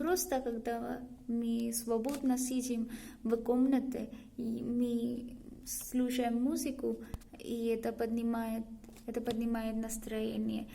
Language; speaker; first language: Russian; non-native, learner; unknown